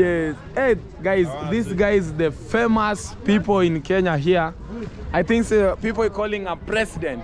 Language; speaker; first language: English; non-native, learner; Swahili